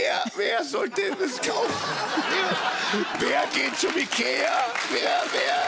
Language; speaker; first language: German; native; German